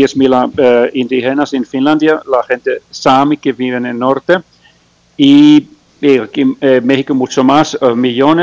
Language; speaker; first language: Spanish; non-native, fluent; Finnish